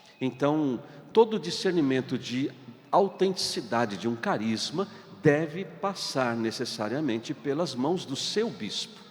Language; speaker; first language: Portuguese; native; Portuguese